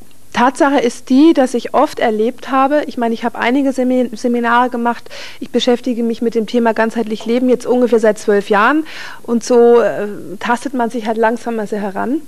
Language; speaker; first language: German; native; German